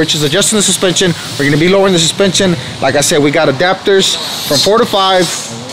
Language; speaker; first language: English; early bilingual, other home language; Spanish